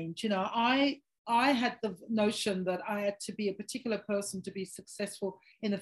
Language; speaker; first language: English; native; English